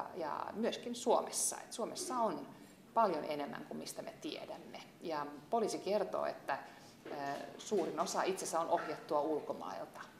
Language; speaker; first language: Finnish; non-native, local second language; Swedish